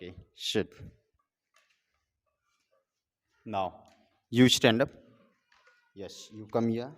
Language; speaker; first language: English; non-native, learner; Hindi